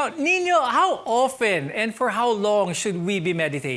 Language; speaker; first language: English; non-native, local second language; Filipino